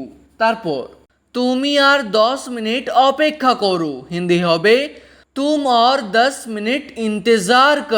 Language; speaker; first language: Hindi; non-native, fluent; Bangla